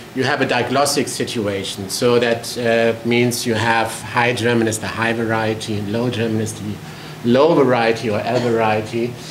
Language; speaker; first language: English; non-native, fluent; German